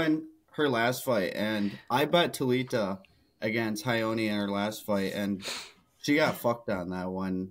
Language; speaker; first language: English; native; English